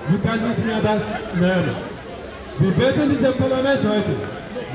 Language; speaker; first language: German; non-native, learner; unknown